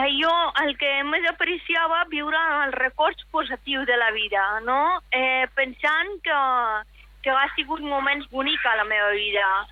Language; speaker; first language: Catalan; non-native, fluent; Persian